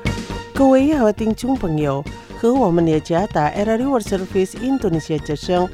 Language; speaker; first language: Chinese; non-native, fluent; Indonesian